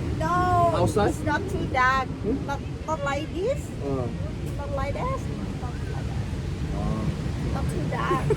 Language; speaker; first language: English; non-native, learner; Thai